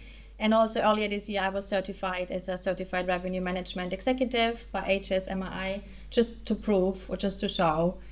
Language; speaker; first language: English; non-native, fluent; German